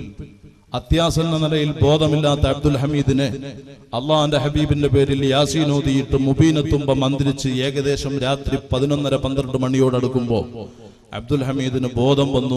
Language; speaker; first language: Malayalam; native; Malayalam